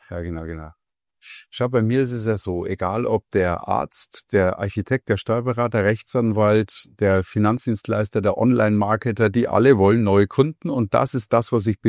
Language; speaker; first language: German; native; German